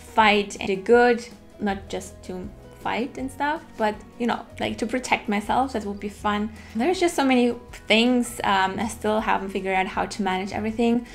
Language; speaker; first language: English; non-native, fluent; German